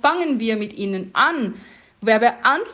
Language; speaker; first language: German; non-native, fluent; Portuguese